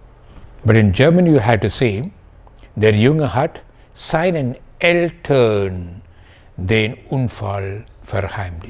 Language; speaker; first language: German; non-native, fluent; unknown